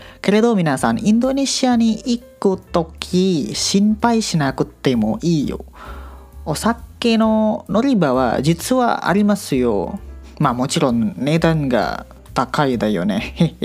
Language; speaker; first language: Japanese; non-native, learner; Indonesian